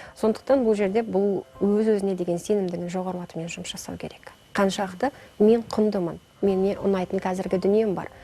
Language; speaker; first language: Kazakh; native; Kazakh